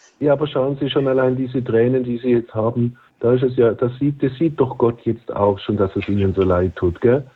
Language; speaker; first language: German; native; German